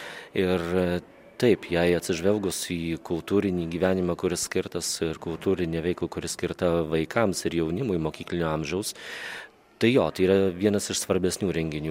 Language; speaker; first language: Lithuanian; native; Lithuanian